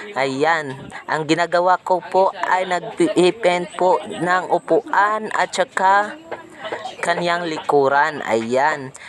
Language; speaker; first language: Filipino; non-native, local second language; Cebuano